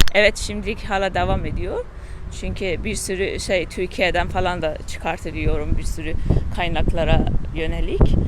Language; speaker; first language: Turkish; non-native, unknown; Persian